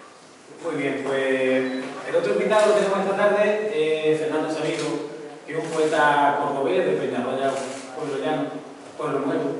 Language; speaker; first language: Spanish; native; Spanish